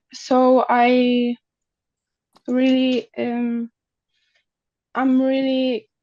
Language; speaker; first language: English; non-native, learner; Polish